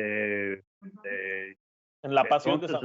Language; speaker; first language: Spanish; native; Spanish